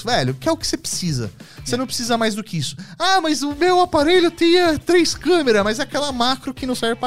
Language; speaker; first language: Portuguese; native; Portuguese